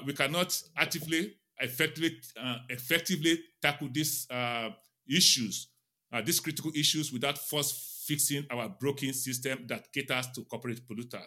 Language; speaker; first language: English; non-native, local second language; Yoruba